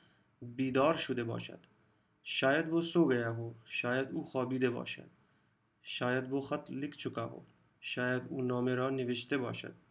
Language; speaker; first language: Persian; non-native, fluent; Urdu